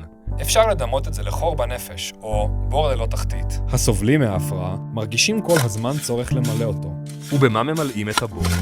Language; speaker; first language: Hebrew; native; Hebrew